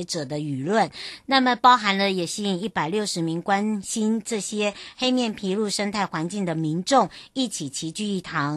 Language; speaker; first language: Chinese; native; Chinese